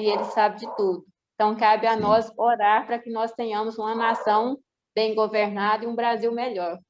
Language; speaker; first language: Portuguese; native; Portuguese